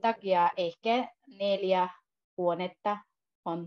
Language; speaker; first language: Finnish; non-native, learner; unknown